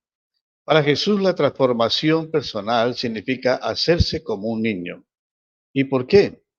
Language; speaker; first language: Spanish; native; Spanish